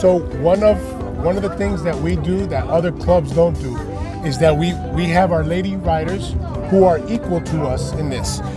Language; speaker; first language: English; early bilingual, other home language; Spanish